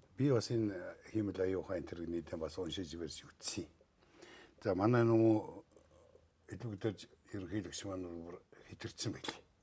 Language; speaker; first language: Mongolian; native; Mongolian